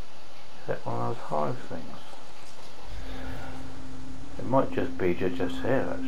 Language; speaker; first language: English; native; English